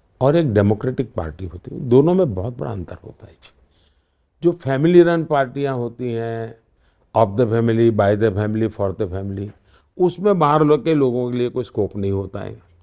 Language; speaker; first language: Hindi; non-native, local second language; Gujarati